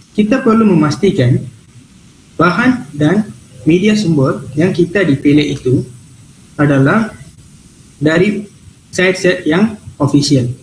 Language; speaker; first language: Malay; non-native, local second language; Tamil